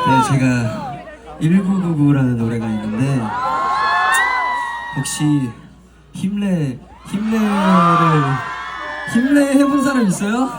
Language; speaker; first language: Korean; early bilingual, heritage; Korean